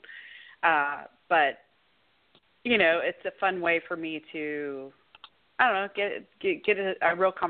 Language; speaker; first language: English; native; English